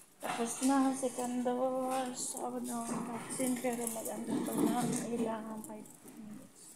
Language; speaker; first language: Filipino; non-native, local second language; Cebuano